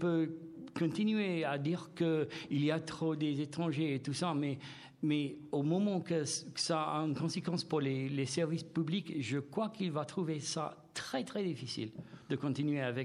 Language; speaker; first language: French; non-native, fluent; English